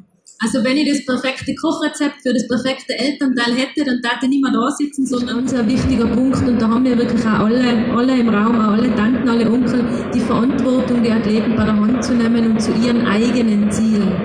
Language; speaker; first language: German; native; German